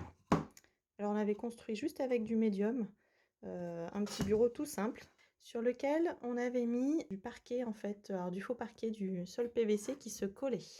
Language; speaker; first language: French; native; French